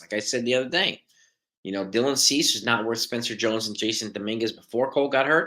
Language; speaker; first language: English; native; English